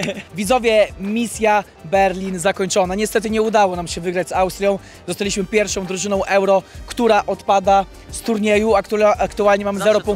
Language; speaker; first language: Polish; native; Polish